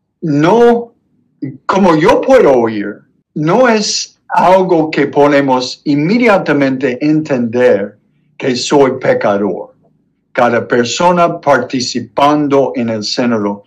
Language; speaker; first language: Spanish; non-native, fluent; English